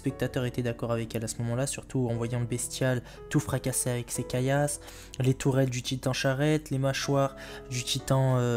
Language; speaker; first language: French; native; French